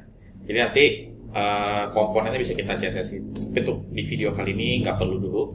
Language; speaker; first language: Indonesian; native; Indonesian